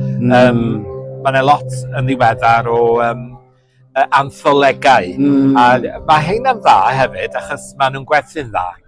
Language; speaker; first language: Welsh; native; Welsh